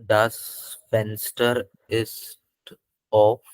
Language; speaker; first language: German; non-native, learner; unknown